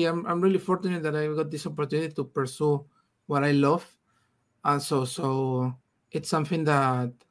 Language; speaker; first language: English; non-native, fluent; Spanish